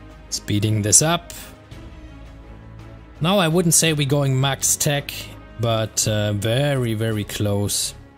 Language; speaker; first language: English; non-native, fluent; German